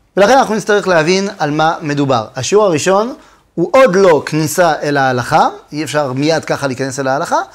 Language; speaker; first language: Hebrew; non-native, fluent; French